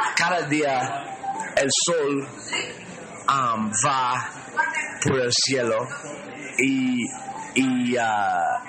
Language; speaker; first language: Spanish; non-native, learner; English